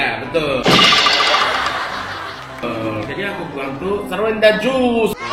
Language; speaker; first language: Indonesian; non-native, learner; Japanese